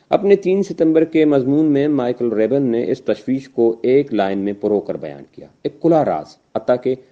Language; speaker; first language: Urdu; non-native, local second language; Baluchi